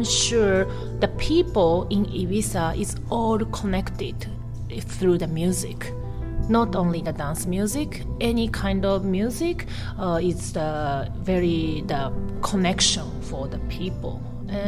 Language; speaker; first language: English; non-native, learner; Japanese